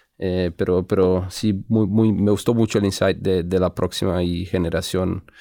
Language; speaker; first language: Spanish; non-native, fluent; Portuguese